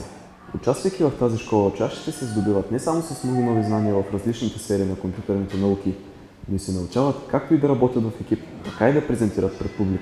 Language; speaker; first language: Bulgarian; native; Bulgarian